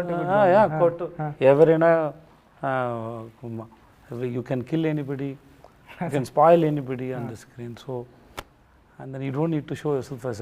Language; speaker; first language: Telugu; non-native, learner; Tamil